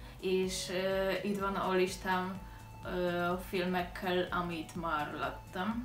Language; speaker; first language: Hungarian; non-native, learner; Polish